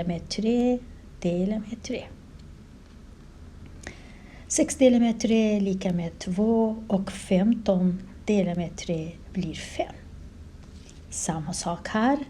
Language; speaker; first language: Swedish; non-native, learner; Kurdish